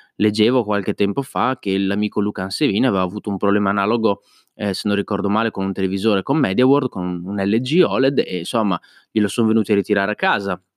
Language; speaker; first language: Italian; native; Italian